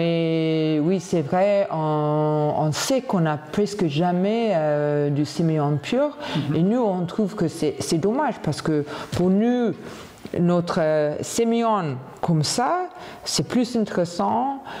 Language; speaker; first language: French; non-native, fluent; English